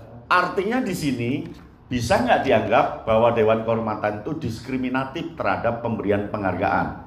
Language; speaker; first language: Indonesian; native; Indonesian